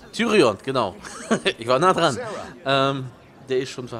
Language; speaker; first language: German; native; German